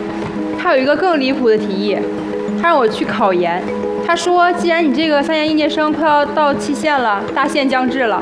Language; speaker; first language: Chinese; native; Chinese